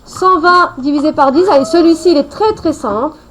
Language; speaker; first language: French; native; French